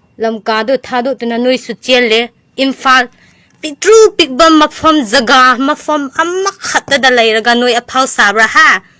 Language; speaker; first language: Manipuri; non-native, local second language; Thado Chin